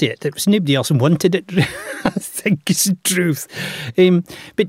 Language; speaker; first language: English; native; English